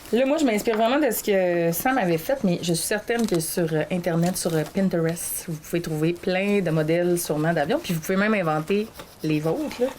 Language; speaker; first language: French; native; French